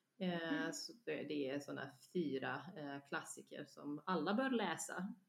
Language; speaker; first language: Swedish; non-native, fluent; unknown